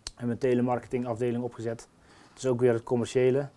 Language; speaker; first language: Dutch; native; Dutch